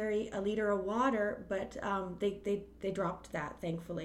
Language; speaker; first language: English; native; English